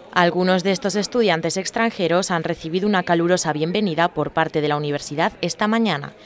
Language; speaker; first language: Spanish; native; Spanish